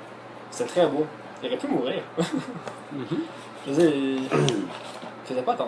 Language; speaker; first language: French; native; French